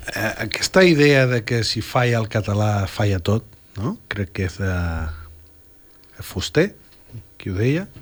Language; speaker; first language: Catalan; non-native, fluent; Spanish